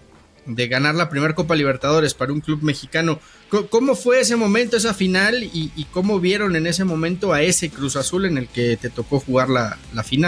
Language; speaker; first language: Spanish; native; Spanish